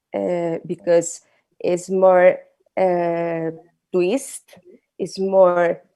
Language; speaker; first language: English; non-native, learner; Spanish